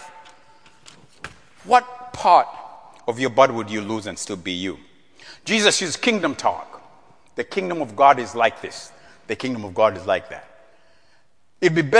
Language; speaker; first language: English; non-native, local second language; Ganda